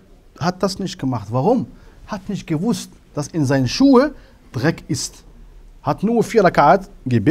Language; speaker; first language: German; non-native, fluent; Arabic